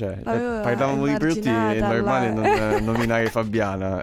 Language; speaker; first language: Italian; native; Italian